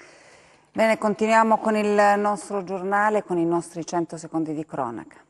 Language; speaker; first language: Italian; native; Italian